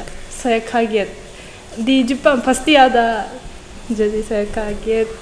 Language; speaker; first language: Indonesian; non-native, learner; Japanese